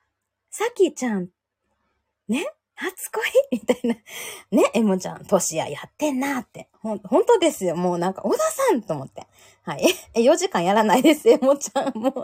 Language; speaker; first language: Japanese; native; Japanese